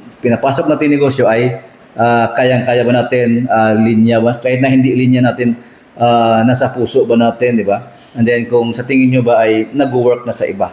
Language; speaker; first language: Filipino; non-native, local second language; Cebuano